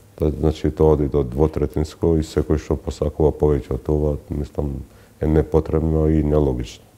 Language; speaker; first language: Macedonian; non-native, local second language; Albanian